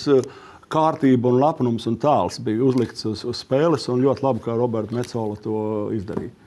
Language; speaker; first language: Latvian; native; Latvian